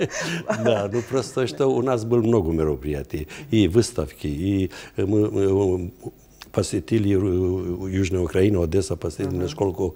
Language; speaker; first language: Russian; non-native, fluent; Romanian